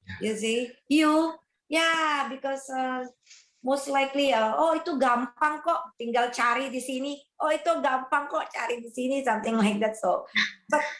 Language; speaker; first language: Indonesian; non-native, fluent; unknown